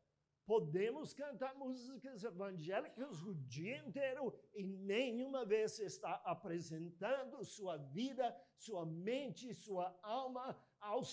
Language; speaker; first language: Portuguese; non-native, fluent; English